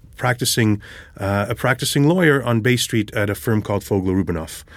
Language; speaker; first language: English; early bilingual, other home language; Hebrew